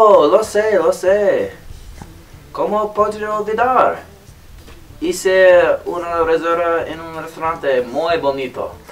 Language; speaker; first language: Spanish; non-native, learner; English